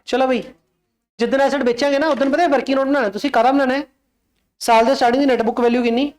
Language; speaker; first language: Hindi; non-native, local second language; Punjabi